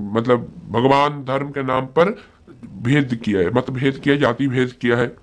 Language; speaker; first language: Hindi; non-native, local second language; Bangla